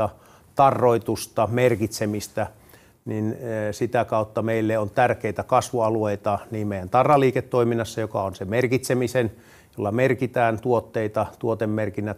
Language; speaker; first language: Finnish; native; Finnish